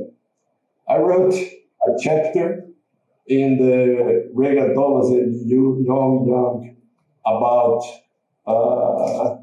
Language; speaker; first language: English; non-native, learner; Portuguese